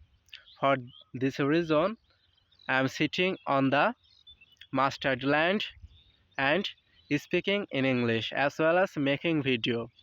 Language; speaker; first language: English; non-native, learner; Bangla